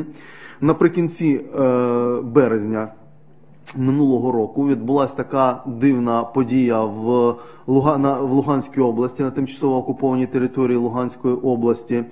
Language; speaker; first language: Ukrainian; native; Ukrainian